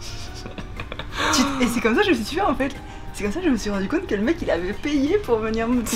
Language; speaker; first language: French; native; French